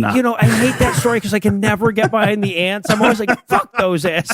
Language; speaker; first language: English; native; English